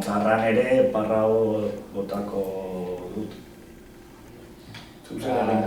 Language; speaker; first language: Basque; non-native, local second language; Spanish